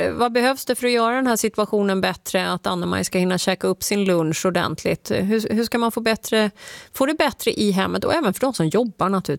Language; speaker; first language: Swedish; native; Swedish